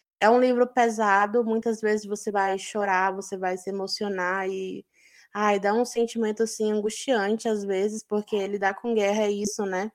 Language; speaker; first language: Portuguese; native; Portuguese